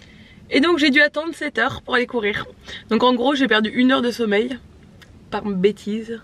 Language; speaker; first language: French; native; French